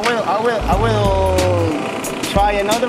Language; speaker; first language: English; non-native, learner; Spanish